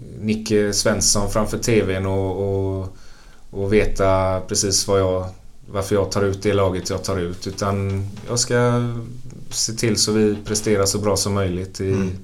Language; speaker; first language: Swedish; native; Swedish